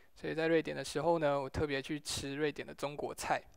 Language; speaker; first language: Chinese; native; Chinese